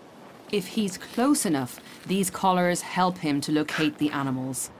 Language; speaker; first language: English; native; English